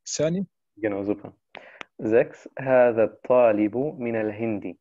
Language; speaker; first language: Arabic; non-native, fluent; German